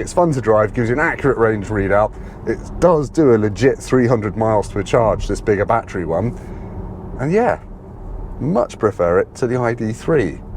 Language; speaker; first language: English; native; English